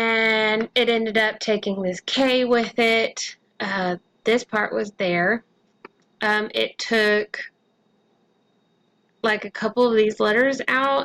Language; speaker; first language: English; native; English